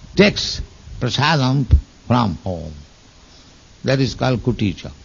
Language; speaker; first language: English; non-native, local second language; Bangla